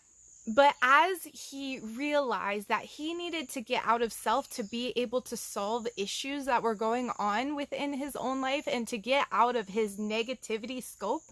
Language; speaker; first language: English; native; English